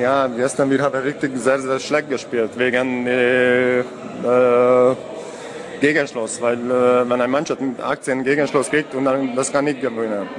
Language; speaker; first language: German; non-native, learner; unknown